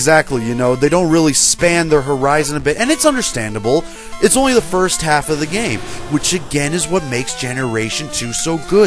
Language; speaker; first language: English; native; English